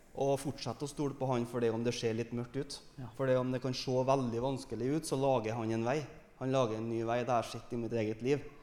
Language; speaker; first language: Norwegian; native; Norwegian